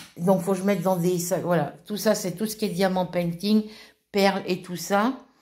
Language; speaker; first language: French; native; French